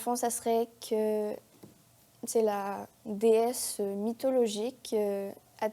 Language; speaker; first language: French; native; French